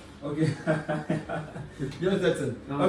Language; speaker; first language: English; non-native, local second language; Kinyarwanda